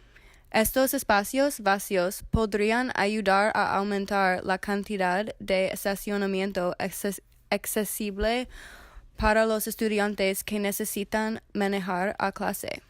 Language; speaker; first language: Spanish; non-native, learner; English